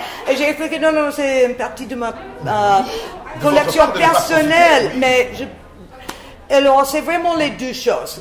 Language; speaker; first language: French; non-native, fluent; English